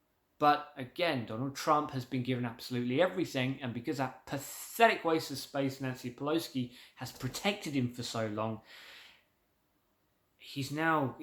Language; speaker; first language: English; native; English